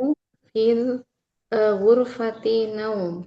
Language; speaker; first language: Arabic; non-native, learner; Indonesian